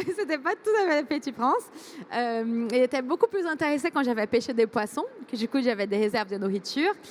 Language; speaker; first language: French; non-native, fluent; Portuguese